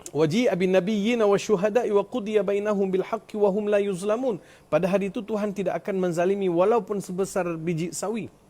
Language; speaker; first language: Malay; non-native, local second language; Tamil